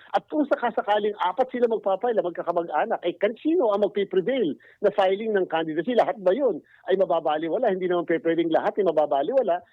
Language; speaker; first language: Filipino; native; Filipino